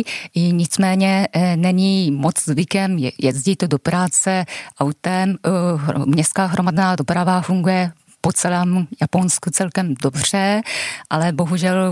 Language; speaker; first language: Czech; non-native, fluent; Japanese